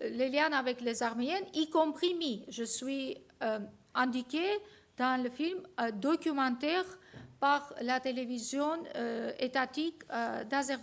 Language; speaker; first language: French; non-native, fluent; Armenian